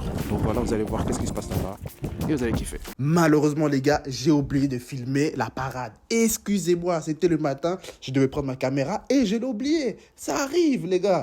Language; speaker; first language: French; native; French